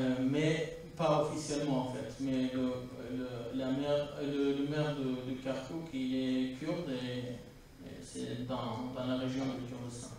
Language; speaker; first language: French; non-native, fluent; Kurdish